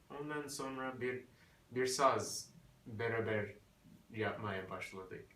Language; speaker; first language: Turkish; non-native, learner; English